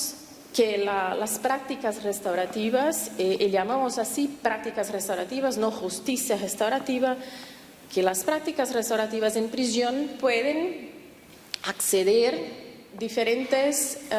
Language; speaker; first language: Spanish; non-native, fluent; Portuguese